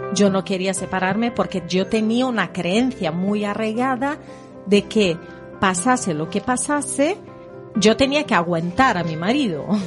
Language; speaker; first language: Spanish; early bilingual, heritage; Spanish